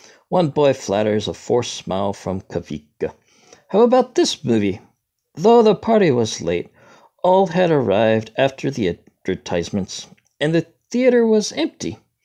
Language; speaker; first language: English; native; English